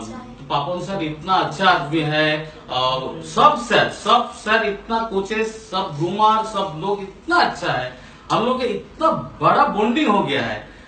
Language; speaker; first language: Hindi; non-native, local second language; Bangla